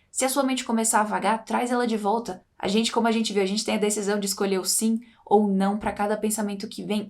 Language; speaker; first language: Portuguese; native; Portuguese